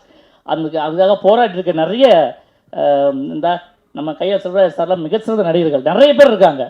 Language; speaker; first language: Tamil; native; Tamil